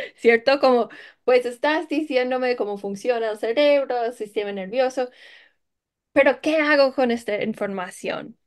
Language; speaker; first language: Spanish; non-native, fluent; English